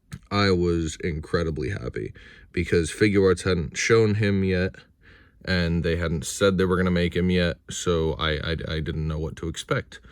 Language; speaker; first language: English; native; English